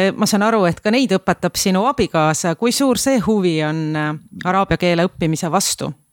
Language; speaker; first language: Estonian; native; Estonian